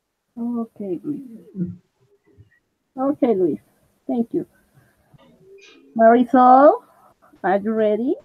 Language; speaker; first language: English; non-native, learner; Spanish